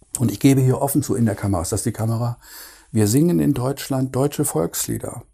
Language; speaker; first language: German; native; German